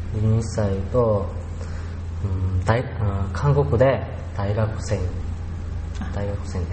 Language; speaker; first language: Japanese; non-native, learner; Korean